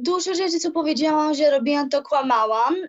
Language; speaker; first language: Polish; early bilingual, heritage; Polish